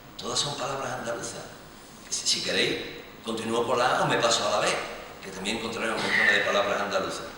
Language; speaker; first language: Spanish; native; Spanish